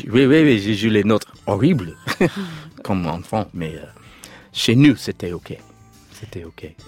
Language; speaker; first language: French; non-native, learner; English